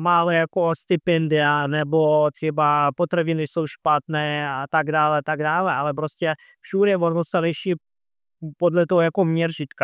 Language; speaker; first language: Czech; non-native, fluent; Russian